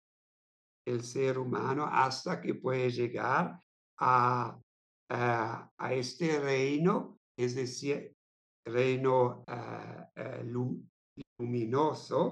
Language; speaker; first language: Spanish; non-native, fluent; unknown